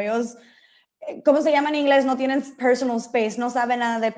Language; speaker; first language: Spanish; early bilingual, heritage; Spanish